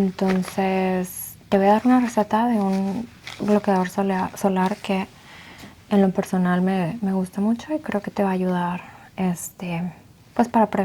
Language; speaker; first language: Spanish; early bilingual, heritage; Spanish